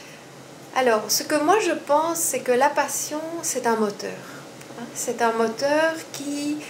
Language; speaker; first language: French; native; French